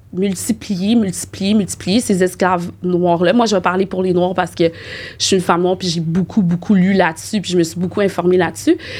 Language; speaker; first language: French; native; French